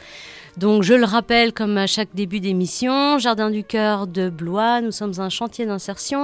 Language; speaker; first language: French; native; French